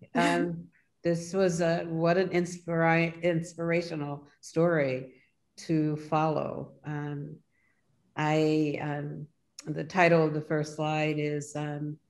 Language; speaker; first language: English; native; English